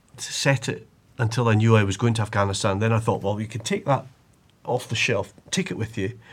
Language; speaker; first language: English; native; English